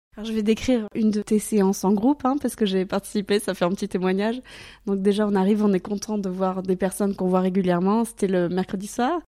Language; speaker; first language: French; native; French